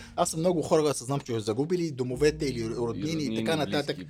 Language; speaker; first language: Bulgarian; non-native, fluent; Arabic